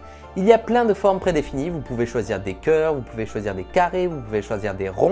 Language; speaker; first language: French; native; French